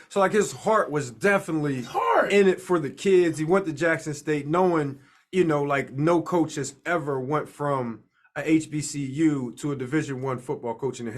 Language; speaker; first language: English; native; English